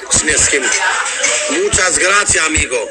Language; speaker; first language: Spanish; non-native, learner; Albanian